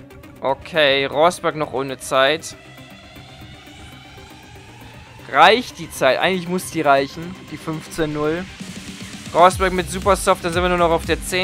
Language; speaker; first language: German; native; German